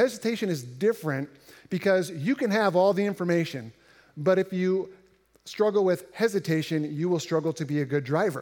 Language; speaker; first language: English; native; English